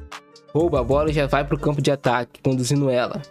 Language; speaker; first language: Portuguese; native; Portuguese